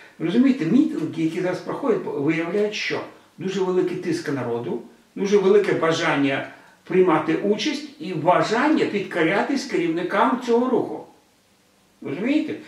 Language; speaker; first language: Ukrainian; non-native, local second language; Russian